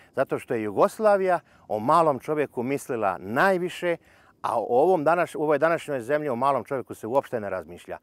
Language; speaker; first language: Bosnian; native; Bosnian